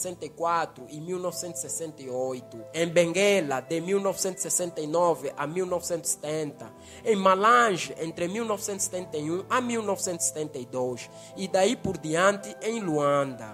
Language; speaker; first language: Portuguese; native; Portuguese